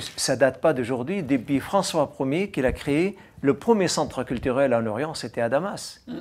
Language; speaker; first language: French; non-native, fluent; Arabic